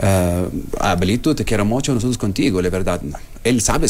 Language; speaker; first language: Spanish; non-native, learner; Arabic